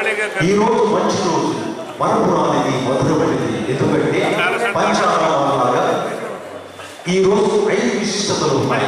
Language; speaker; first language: Telugu; native; Telugu